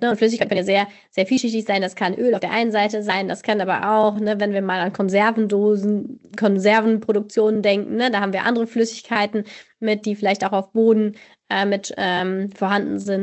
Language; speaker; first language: German; native; German